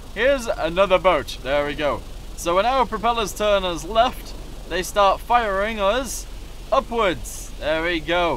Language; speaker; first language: English; native; English